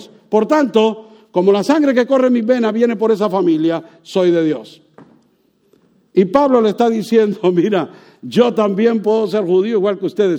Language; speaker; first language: Spanish; native; Spanish